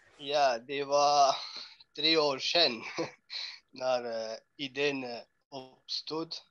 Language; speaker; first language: Swedish; non-native, learner; Arabic